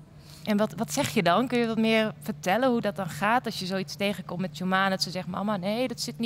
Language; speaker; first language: Dutch; native; Dutch